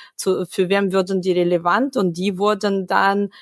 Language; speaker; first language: German; non-native, fluent; Russian